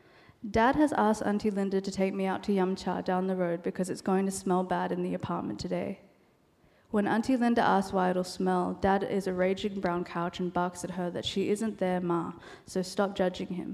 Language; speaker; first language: English; non-native, local second language; Cantonese